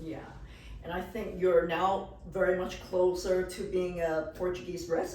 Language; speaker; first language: English; non-native, fluent; Portuguese